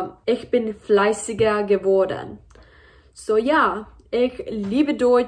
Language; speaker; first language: German; non-native, learner; Spanish